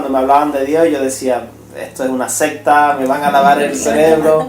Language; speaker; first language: Spanish; native; Spanish